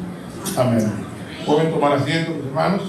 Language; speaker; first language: Spanish; native; Spanish